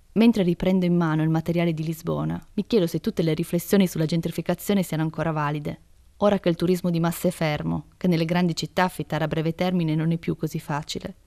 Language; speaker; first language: Italian; native; Italian